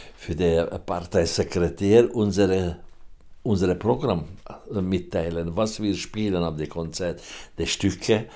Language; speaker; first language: German; non-native, fluent; Hungarian